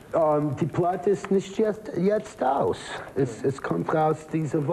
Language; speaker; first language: German; non-native, learner; English